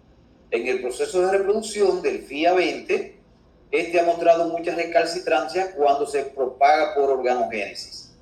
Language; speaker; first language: Spanish; native; Spanish